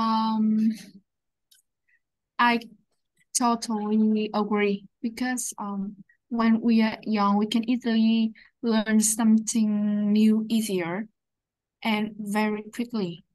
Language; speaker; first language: English; non-native, learner; Vietnamese